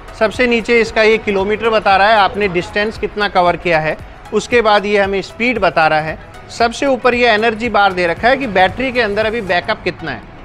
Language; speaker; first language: Hindi; native; Hindi